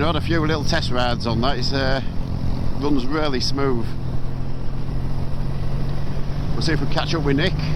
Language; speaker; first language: English; native; English